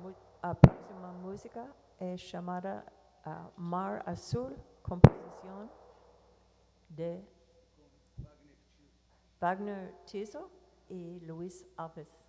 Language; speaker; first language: Portuguese; non-native, learner; English